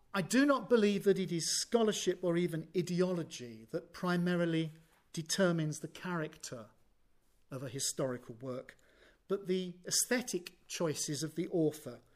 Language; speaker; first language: English; native; English